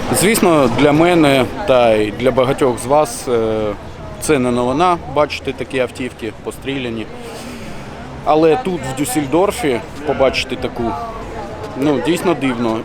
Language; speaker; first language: Ukrainian; native; Ukrainian